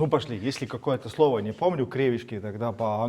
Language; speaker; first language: Russian; non-native, fluent; Estonian